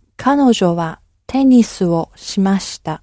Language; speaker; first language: Japanese; non-native, learner; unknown